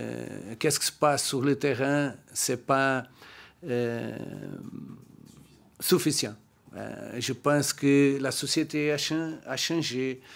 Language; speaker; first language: French; non-native, learner; Portuguese